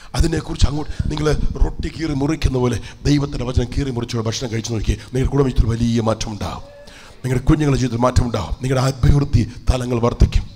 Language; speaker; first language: Malayalam; early bilingual, heritage; Malayalam